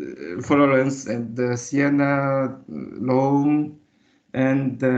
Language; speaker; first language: English; non-native, learner; Chinese